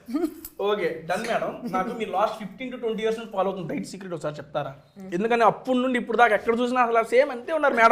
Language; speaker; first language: Telugu; native; Telugu